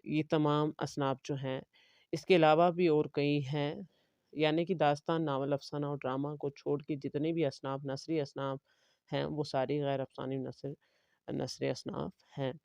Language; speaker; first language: Urdu; non-native, local second language; Kashmiri